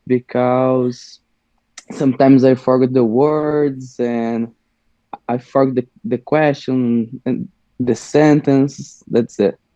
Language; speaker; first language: English; non-native, learner; Portuguese